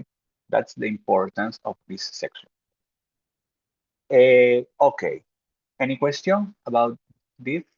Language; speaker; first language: English; non-native, fluent; Spanish